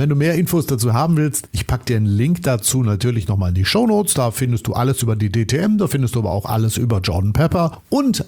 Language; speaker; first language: German; native; German